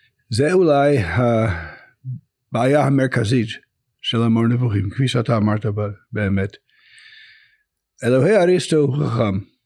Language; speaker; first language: Hebrew; non-native, fluent; English